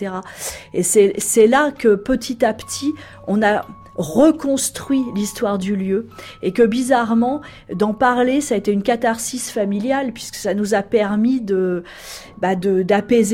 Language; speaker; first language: French; native; French